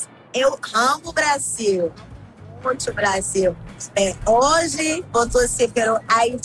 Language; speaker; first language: Portuguese; non-native, learner; Haitian Creole